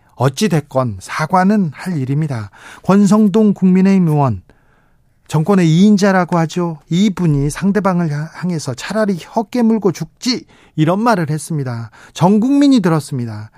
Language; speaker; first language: Korean; native; Korean